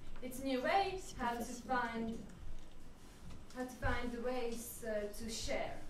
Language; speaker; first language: English; non-native, learner; French